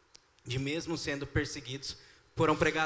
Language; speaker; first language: Portuguese; native; Portuguese